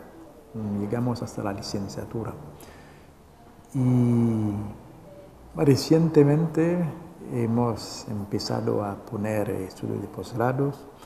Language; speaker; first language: Spanish; non-native, local second language; Haitian Creole